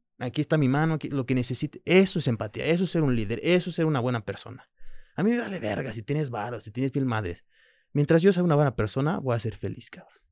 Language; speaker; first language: Spanish; early bilingual, other home language; French